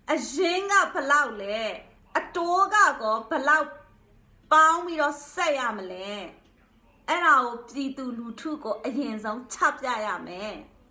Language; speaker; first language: Burmese; non-native, local second language; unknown